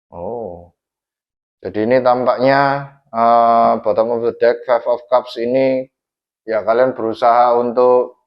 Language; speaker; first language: Indonesian; native; Indonesian